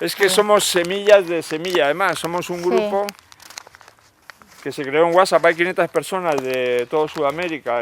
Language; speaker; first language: Spanish; native; Spanish